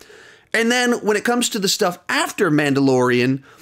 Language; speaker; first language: English; native; English